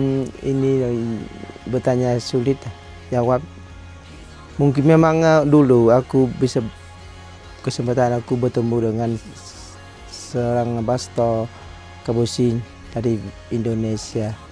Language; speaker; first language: Indonesian; non-native, learner; Vietnamese